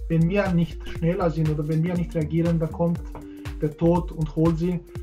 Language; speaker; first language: German; non-native, fluent; Serbian